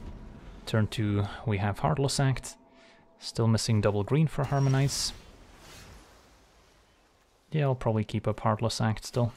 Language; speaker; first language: English; native; English